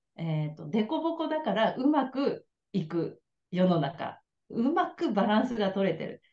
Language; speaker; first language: Japanese; native; Japanese